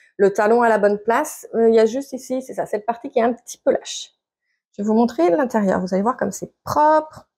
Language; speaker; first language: French; native; French